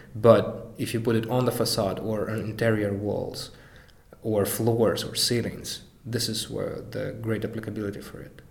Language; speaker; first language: English; non-native, fluent; Ukrainian